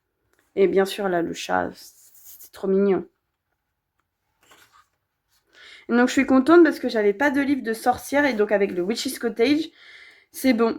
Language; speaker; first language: French; native; French